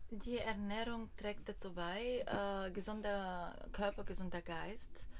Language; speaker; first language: German; non-native, fluent; Bulgarian